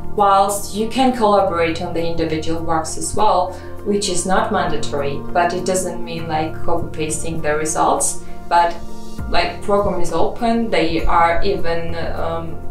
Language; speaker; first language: English; non-native, fluent; Georgian